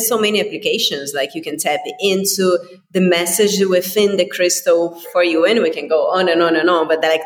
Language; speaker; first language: English; non-native, fluent; Portuguese